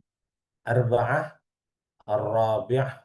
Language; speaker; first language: Arabic; non-native, fluent; Indonesian